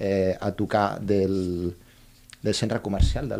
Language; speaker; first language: Catalan; native; Catalan